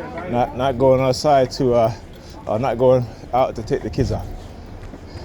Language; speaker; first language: English; native; English